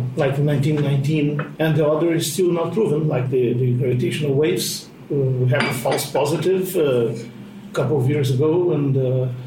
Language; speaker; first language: English; non-native, fluent; Portuguese